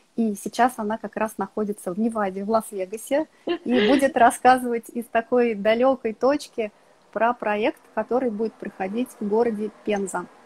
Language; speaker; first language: Russian; native; Russian